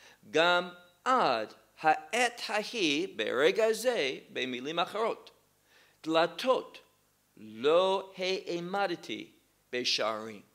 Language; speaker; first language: Hebrew; non-native, fluent; English